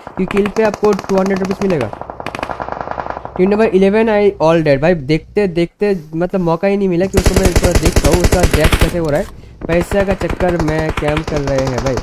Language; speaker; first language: Hindi; non-native, local second language; Bangla